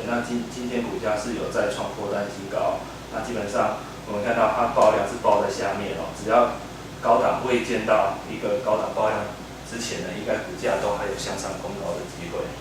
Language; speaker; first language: Chinese; native; Chinese